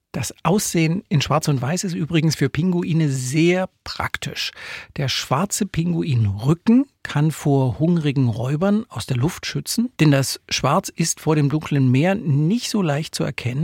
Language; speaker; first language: German; native; German